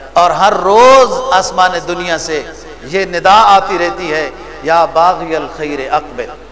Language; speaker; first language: Urdu; native; Urdu